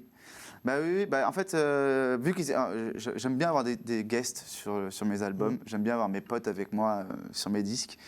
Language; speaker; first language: French; native; French